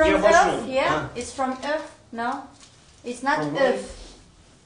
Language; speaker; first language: English; non-native, learner; Russian